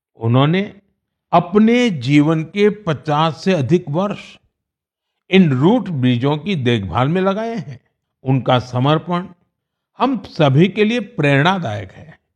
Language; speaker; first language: Hindi; non-native, local second language; Gujarati